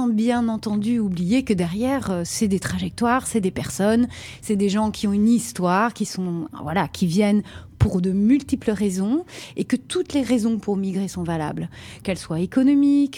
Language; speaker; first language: French; native; French